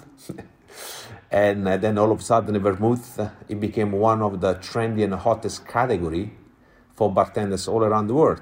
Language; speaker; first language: English; non-native, fluent; Italian